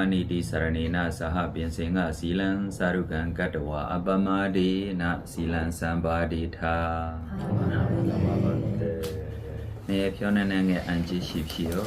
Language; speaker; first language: Korean; non-native, fluent; Burmese